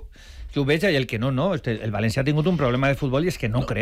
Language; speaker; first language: Catalan; native; Catalan